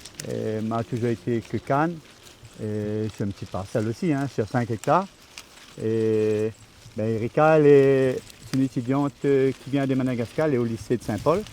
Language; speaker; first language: French; non-native, local second language; Réunion Creole French